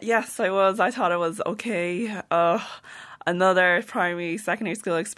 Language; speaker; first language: English; early bilingual, other home language; Vietnamese